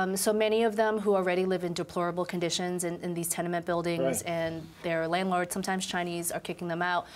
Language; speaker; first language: English; native; English